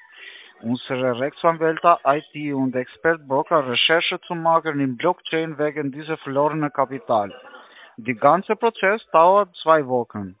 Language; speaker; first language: German; non-native, learner; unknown